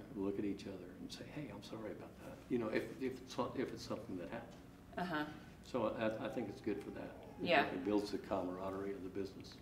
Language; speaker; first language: English; native; English